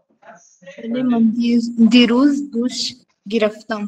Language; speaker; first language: Persian; non-native, learner; Urdu